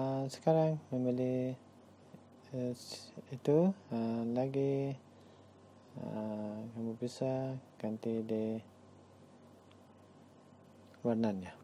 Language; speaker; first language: Indonesian; non-native, learner; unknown